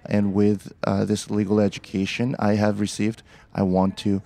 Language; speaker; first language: English; early bilingual, other home language; Korean